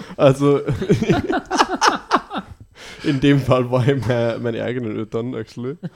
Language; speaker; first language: German; native; German